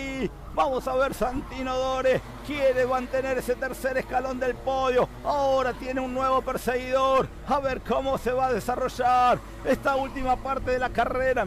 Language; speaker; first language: Spanish; native; Spanish